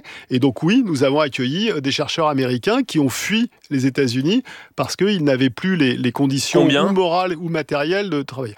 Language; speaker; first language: French; native; French